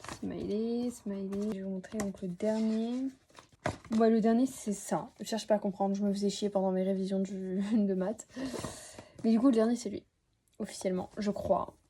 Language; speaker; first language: French; native; French